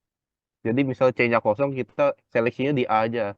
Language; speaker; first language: Indonesian; native; Indonesian